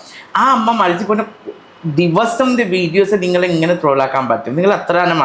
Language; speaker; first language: Malayalam; non-native, fluent; Assamese